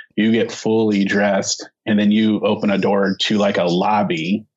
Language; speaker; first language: English; native; English